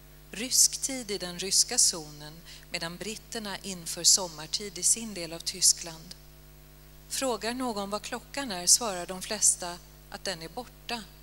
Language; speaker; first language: Swedish; native; Swedish